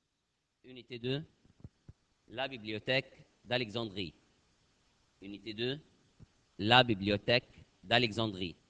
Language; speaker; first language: French; non-native, fluent; Arabic